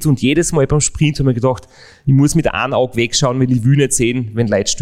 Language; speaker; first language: German; native; German